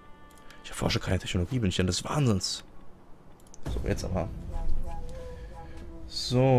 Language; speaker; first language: German; native; German